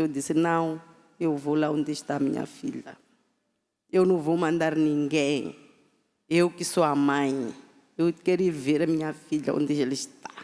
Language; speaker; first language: Portuguese; non-native, local second language; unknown